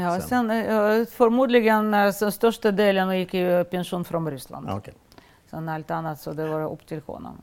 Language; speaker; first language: Swedish; non-native, fluent; Russian